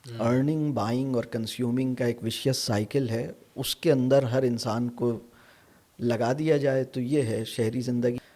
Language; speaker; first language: Urdu; native; Urdu